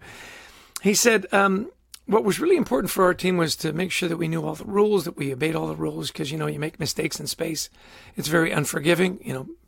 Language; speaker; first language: English; native; English